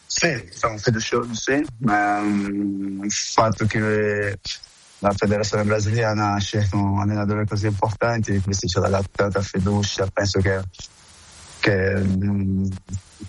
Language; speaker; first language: Italian; non-native, fluent; Portuguese